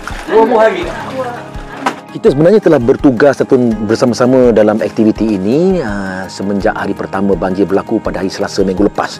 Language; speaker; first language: Malay; native; Malay